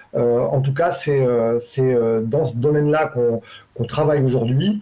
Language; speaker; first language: French; native; French